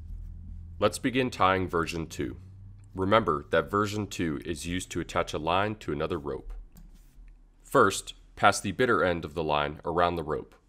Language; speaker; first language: English; native; English